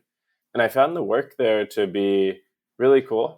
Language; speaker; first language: English; native; English